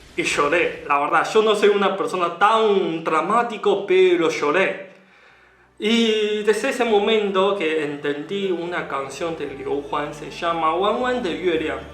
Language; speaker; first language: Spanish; non-native, learner; Chinese